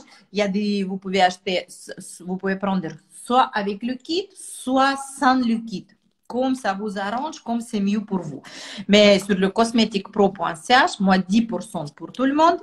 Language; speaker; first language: French; non-native, fluent; Russian